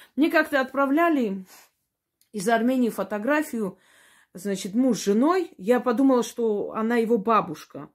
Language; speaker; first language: Russian; non-native, local second language; Armenian